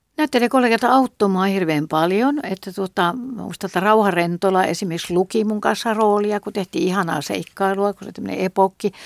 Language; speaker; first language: Finnish; native; Finnish